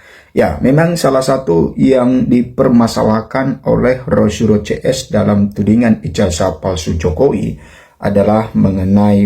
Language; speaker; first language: Indonesian; native; Indonesian